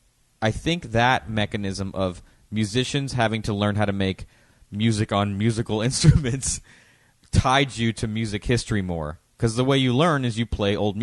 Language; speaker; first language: English; native; English